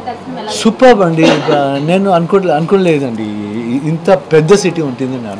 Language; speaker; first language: Telugu; non-native, learner; Kannada